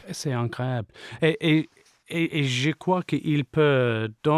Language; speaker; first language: French; non-native, fluent; English